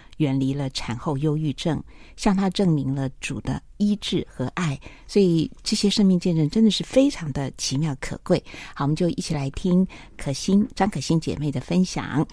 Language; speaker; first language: Chinese; native; Chinese